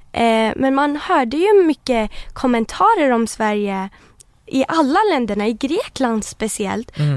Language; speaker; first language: Swedish; early bilingual, other home language; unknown